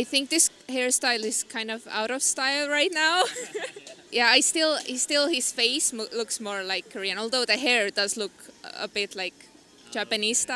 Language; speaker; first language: English; non-native, fluent; Estonian